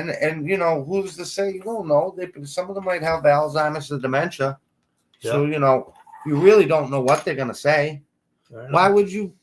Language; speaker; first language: English; native; English